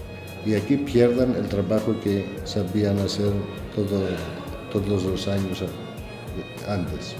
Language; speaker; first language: Spanish; non-native, learner; Greek